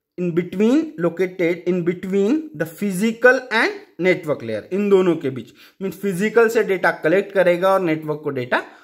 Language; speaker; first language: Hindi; non-native, local second language; Marathi